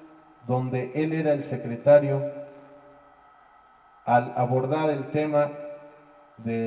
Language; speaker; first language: Spanish; native; Spanish